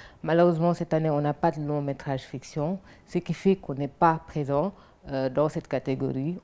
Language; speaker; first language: French; non-native, local second language; Wolof